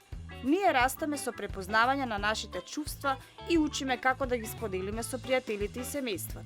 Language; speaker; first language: Macedonian; native; Macedonian